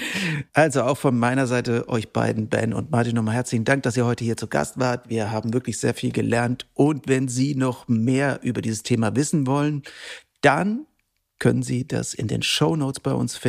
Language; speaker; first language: German; native; German